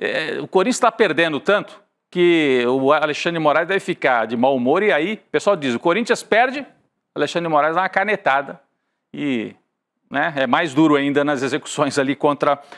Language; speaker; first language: Portuguese; native; Portuguese